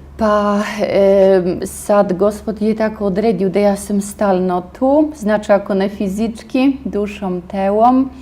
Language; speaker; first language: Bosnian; non-native, fluent; Russian